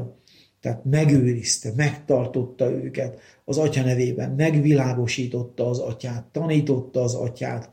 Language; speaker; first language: Hungarian; native; Hungarian